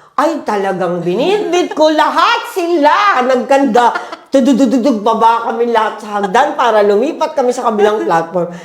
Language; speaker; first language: Filipino; native; Filipino